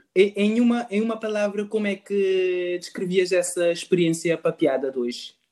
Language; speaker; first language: Portuguese; non-native, local second language; Kabuverdianu